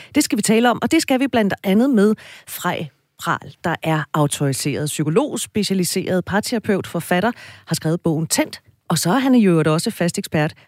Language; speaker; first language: Danish; native; Danish